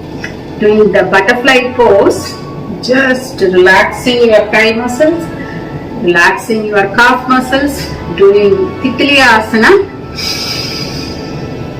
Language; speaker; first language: English; non-native, local second language; Tamil